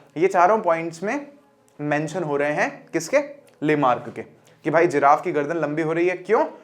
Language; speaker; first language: Hindi; native; Hindi